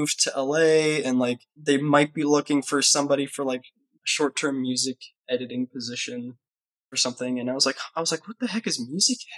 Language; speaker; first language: English; native; English